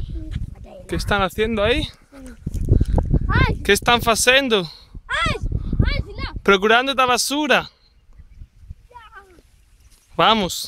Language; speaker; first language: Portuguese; non-native, learner; Spanish